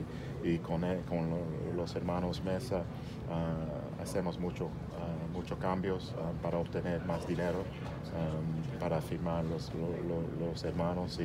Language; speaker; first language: Spanish; non-native, learner; English